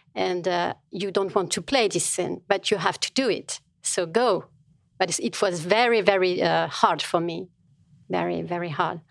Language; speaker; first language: English; non-native, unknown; French